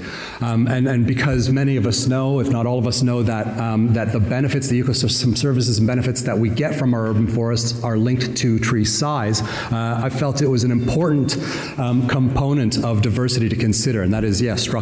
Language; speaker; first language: English; native; English